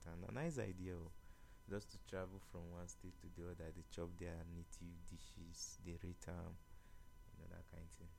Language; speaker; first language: English; non-native, local second language; Igbo